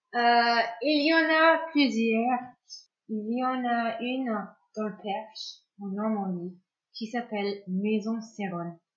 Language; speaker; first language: French; non-native, fluent; English